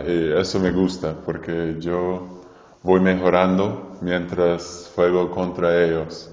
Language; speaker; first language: Spanish; non-native, fluent; English